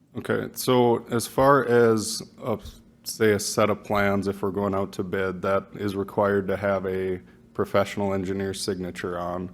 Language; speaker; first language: English; native; English